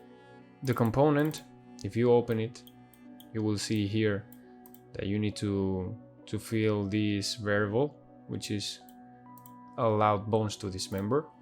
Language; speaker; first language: English; non-native, fluent; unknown